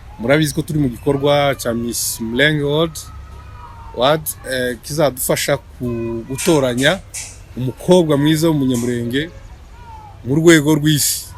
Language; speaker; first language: Kinyarwanda; native; Kinyarwanda